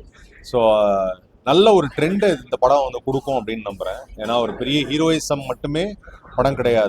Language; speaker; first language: Tamil; native; Tamil